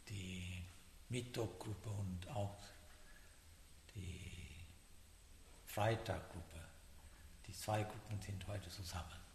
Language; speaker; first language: German; non-native, fluent; Sinhala